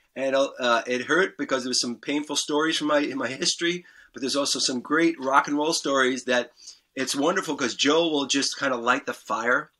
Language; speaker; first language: English; native; English